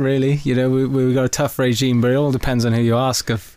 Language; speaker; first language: English; native; English